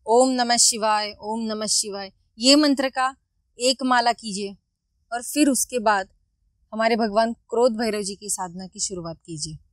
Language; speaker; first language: Hindi; non-native, local second language; Marathi